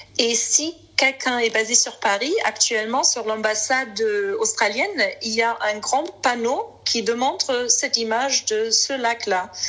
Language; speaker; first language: French; non-native, fluent; German